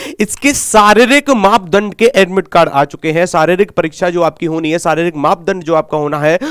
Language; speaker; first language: Hindi; native; Hindi